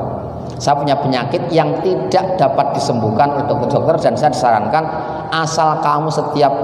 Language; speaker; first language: Indonesian; native; Indonesian